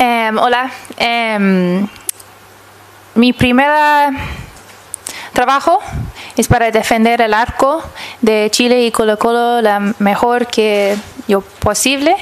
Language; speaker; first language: Spanish; early bilingual, heritage; English